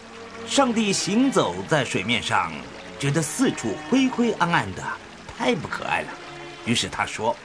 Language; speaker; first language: Chinese; native; Chinese